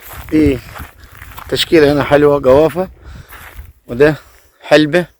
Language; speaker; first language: Arabic; native; Arabic